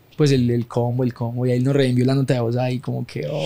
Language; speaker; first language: Spanish; native; Spanish